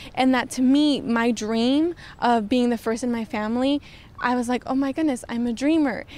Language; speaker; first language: English; native; English